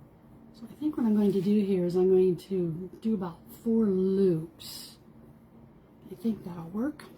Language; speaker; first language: English; native; English